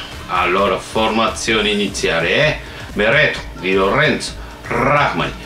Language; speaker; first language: Italian; non-native, learner; Japanese